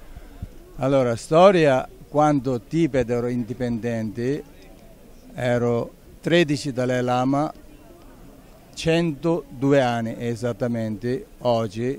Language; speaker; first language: Italian; non-native, learner; Tibetan